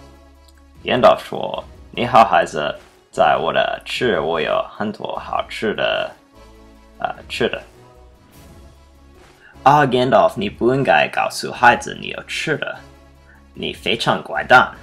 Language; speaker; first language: Chinese; non-native, learner; English